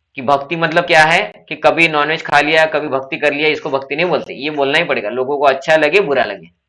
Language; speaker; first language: Hindi; non-native, local second language; Marathi